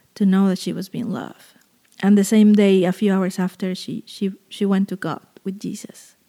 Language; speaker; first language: English; non-native, fluent; Spanish